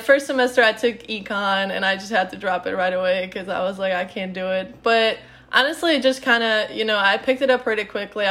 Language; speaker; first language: English; non-native, fluent; Czech